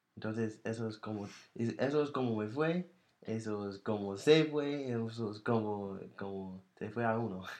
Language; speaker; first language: Spanish; non-native, fluent; English